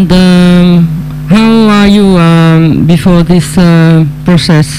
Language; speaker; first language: English; non-native, learner; Italian